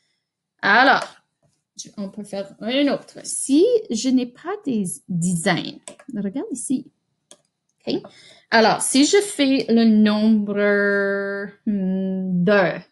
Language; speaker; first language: French; non-native, fluent; English